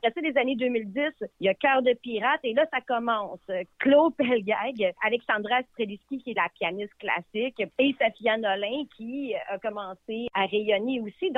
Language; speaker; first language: French; native; French